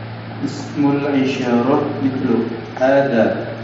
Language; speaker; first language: Arabic; non-native, learner; Indonesian